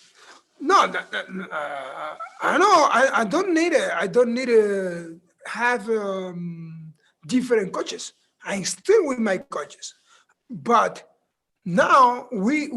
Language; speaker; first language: English; non-native, learner; Spanish